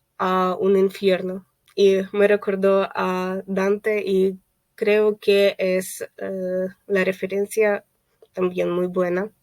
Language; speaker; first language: Spanish; non-native, fluent; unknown